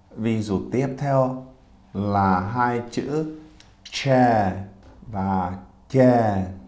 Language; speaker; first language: Vietnamese; non-native, fluent; Czech